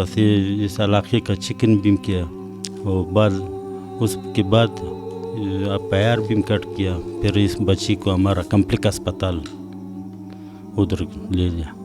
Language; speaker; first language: Hindi; non-native, learner; Pashto